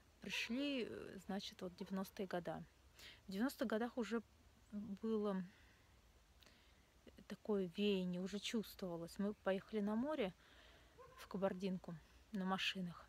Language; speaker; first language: Russian; native; Russian